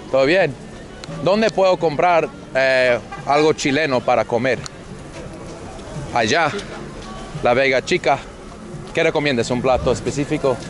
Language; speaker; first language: Spanish; non-native, fluent; English